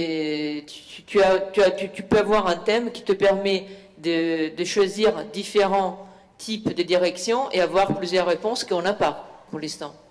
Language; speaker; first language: French; non-native, fluent; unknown